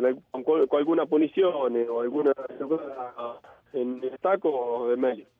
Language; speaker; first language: Italian; non-native, fluent; Spanish